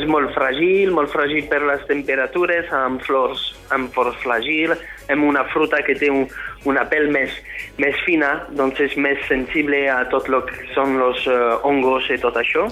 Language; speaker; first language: Catalan; non-native, fluent; French